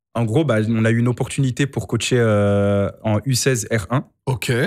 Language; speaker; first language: French; native; French